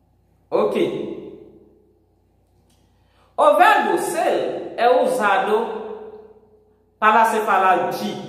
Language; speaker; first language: Portuguese; non-native, fluent; Haitian Creole